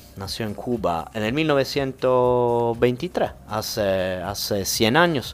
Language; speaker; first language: Spanish; non-native, fluent; Italian